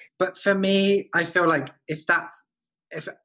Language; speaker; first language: English; native; English